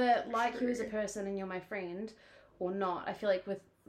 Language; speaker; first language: English; native; English